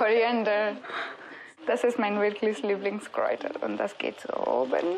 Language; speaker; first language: German; non-native, fluent; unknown